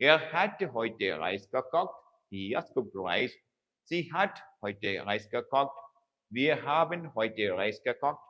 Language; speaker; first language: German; non-native, fluent; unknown